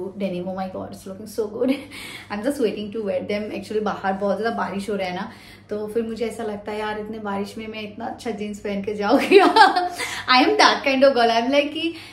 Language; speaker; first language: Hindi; non-native, local second language; Assamese